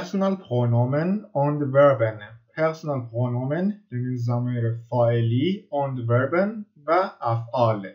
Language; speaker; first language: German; non-native, fluent; Persian